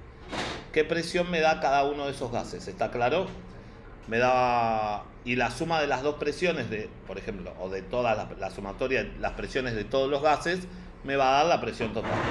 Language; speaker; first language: Spanish; native; Spanish